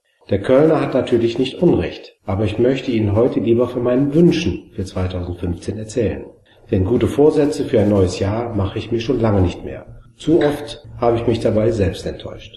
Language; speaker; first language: German; native; German